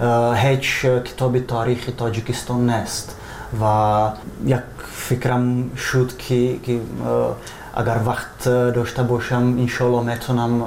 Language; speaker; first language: Persian; non-native, fluent; Czech